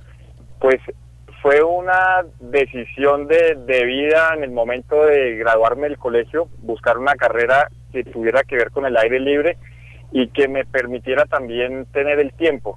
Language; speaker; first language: Spanish; native; Spanish